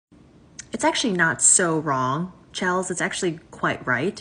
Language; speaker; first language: English; native; English